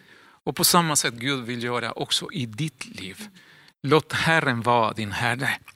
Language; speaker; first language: Swedish; non-native, fluent; Spanish